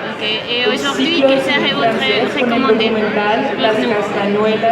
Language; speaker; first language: French; non-native, learner; Spanish